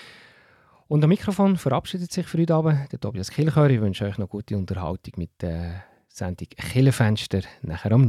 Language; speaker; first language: German; native; German